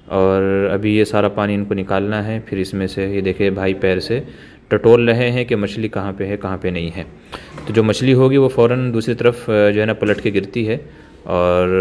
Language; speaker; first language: Hindi; native; Hindi